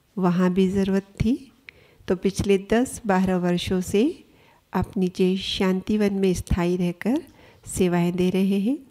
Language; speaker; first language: Hindi; native; Hindi